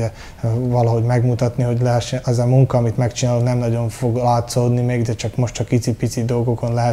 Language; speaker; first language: Hungarian; early bilingual, heritage; Hungarian